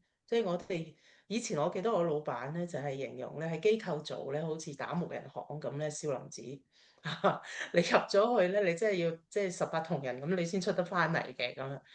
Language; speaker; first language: Cantonese; native; Cantonese